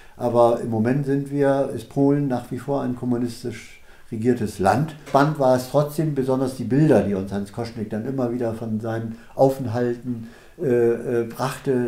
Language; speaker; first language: German; native; German